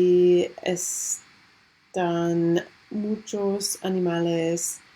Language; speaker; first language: Spanish; non-native, learner; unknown